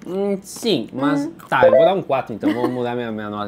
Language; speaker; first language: Portuguese; native; Portuguese